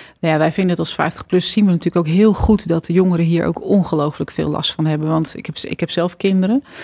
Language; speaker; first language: Dutch; native; Dutch